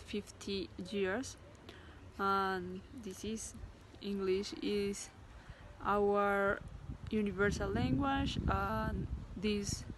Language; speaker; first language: English; non-native, learner; Spanish